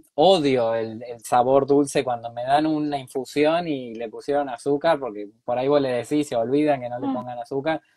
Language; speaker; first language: Spanish; native; Spanish